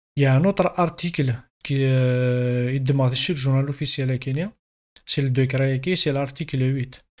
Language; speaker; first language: French; non-native, local second language; Kabyle